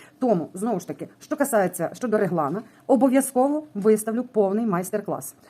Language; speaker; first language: Ukrainian; native; Ukrainian